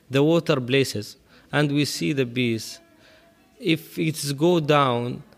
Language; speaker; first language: English; non-native, learner; Arabic